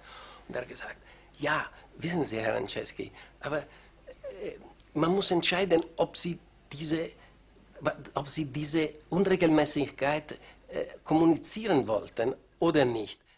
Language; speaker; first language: German; non-native, fluent; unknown